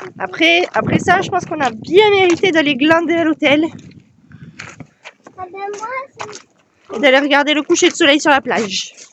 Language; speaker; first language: French; native; French